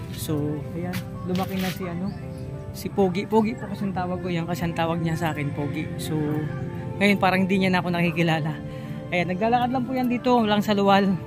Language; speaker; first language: Filipino; non-native, local second language; Bikol